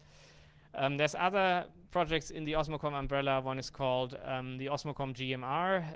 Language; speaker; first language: English; non-native, fluent; German